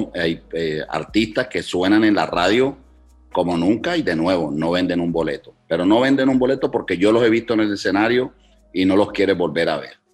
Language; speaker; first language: Spanish; native; Spanish